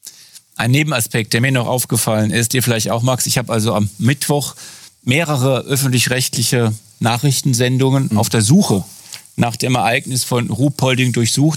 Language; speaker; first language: German; native; German